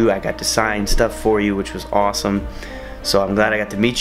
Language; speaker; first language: English; native; English